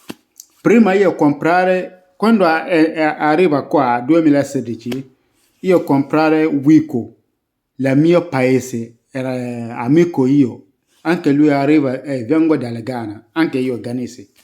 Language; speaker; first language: Italian; non-native, learner; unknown